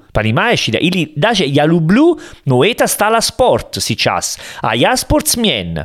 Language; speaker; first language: Russian; non-native, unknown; Italian